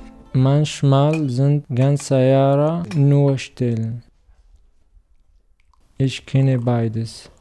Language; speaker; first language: German; non-native, learner; Arabic